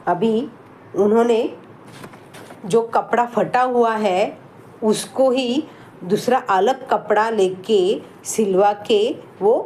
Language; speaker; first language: Hindi; non-native, local second language; Marathi